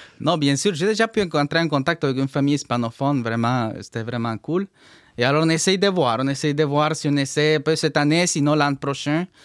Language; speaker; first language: French; non-native, fluent; Spanish